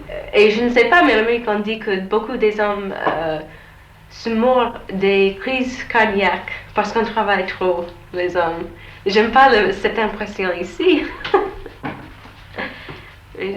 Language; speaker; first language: French; non-native, learner; English